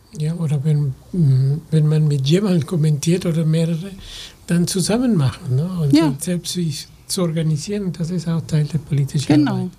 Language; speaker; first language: German; non-native, fluent; Spanish